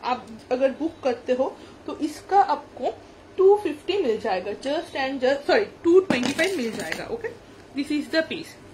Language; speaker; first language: Hindi; non-native, local second language; Bangla